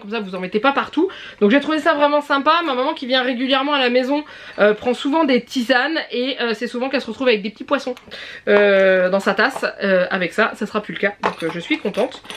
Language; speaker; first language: French; native; French